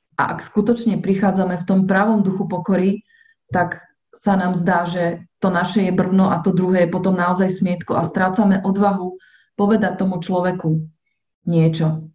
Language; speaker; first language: Slovak; native; Slovak